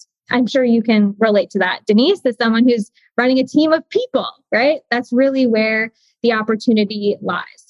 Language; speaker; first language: English; native; English